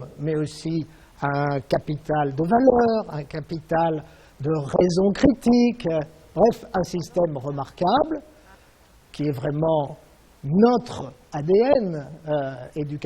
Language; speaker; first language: French; native; French